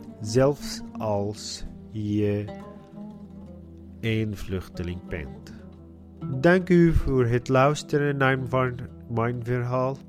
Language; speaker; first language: Dutch; non-native, learner; Arabic